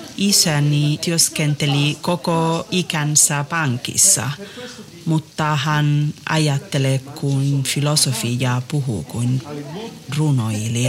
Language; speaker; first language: Finnish; non-native, learner; Italian